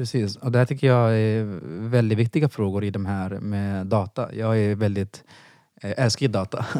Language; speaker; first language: Swedish; non-native, fluent; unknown